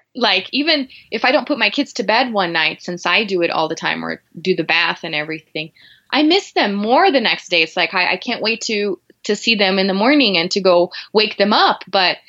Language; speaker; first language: English; non-native, fluent; Portuguese